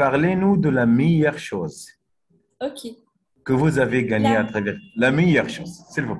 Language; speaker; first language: French; non-native, fluent; Arabic